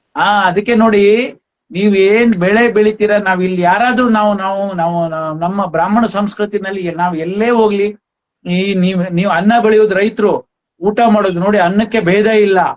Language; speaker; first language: Kannada; non-native, local second language; Konkani